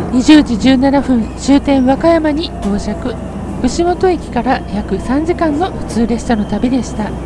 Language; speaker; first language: Japanese; native; Japanese